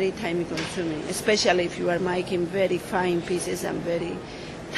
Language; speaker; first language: English; non-native, learner; Spanish